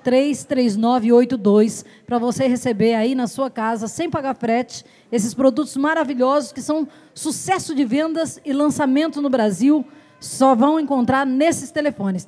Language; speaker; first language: Portuguese; native; Portuguese